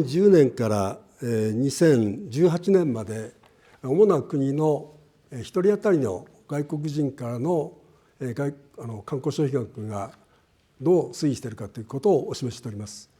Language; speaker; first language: Japanese; native; Japanese